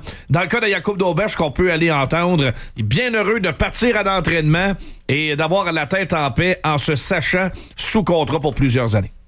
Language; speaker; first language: French; native; French